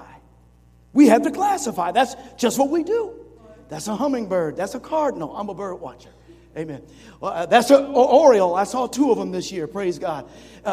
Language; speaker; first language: English; native; English